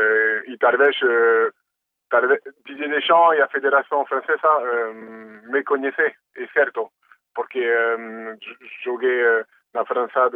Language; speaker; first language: Portuguese; early bilingual, heritage; French